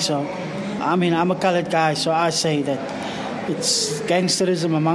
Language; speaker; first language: English; non-native, local second language; Afrikaans